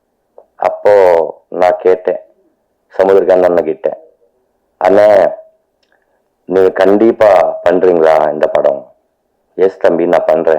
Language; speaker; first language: Tamil; non-native, learner; Telugu